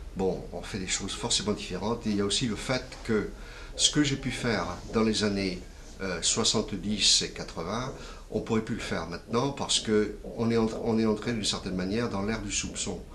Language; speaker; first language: French; native; French